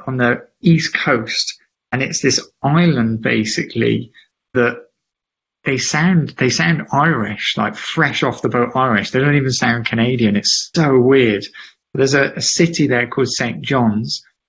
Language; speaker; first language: English; native; English